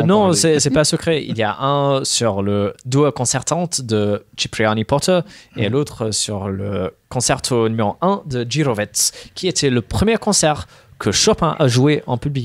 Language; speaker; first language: French; non-native, fluent; English